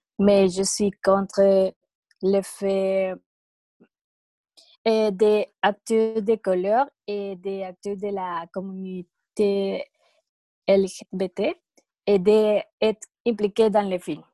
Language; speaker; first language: French; non-native, learner; Spanish